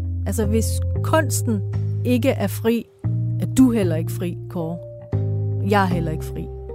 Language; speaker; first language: Danish; early bilingual, other home language; Persian